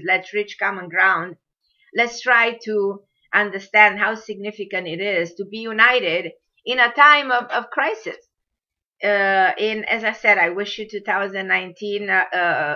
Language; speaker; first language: English; non-native, fluent; Romanian